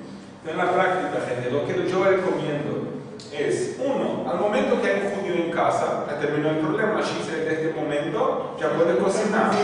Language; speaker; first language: Spanish; non-native, fluent; Portuguese